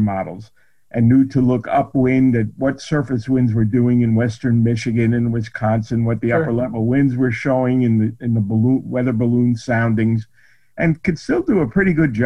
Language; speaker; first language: English; native; English